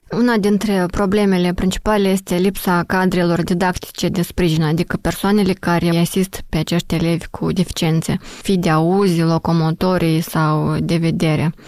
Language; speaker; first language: Romanian; native; Romanian